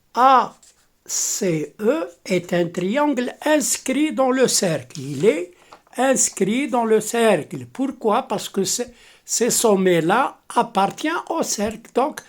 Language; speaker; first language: French; non-native, local second language; Arabic